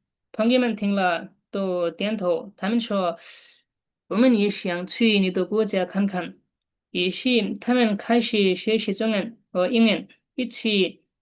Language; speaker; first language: Chinese; non-native, fluent; Bangla